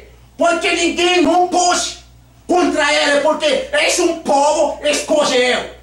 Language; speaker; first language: Portuguese; non-native, learner; Haitian Creole